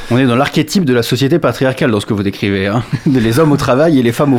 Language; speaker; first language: French; native; French